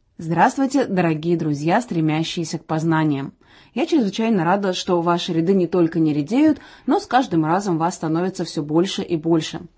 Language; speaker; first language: Russian; native; Russian